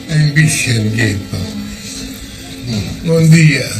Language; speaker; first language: German; non-native, fluent; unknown